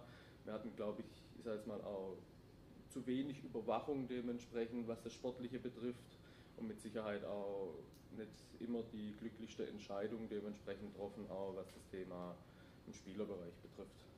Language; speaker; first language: German; native; German